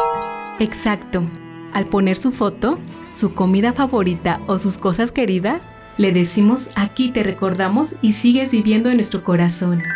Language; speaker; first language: Spanish; native; Spanish